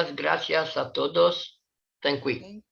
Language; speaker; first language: Spanish; non-native, fluent; Italian